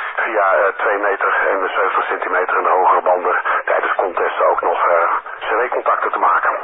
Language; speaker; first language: Dutch; native; Dutch